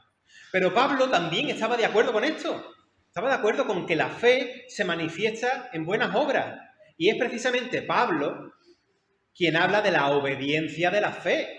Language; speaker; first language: Spanish; native; Spanish